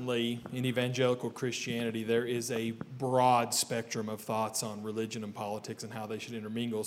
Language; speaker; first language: English; native; English